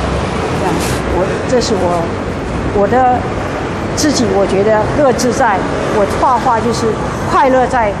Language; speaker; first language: Chinese; native; Chinese